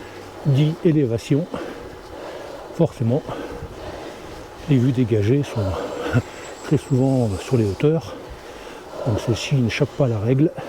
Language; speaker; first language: French; native; French